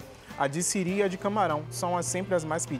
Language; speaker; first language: Portuguese; native; Portuguese